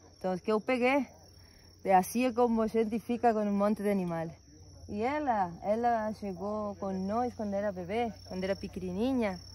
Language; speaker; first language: Portuguese; non-native, learner; Spanish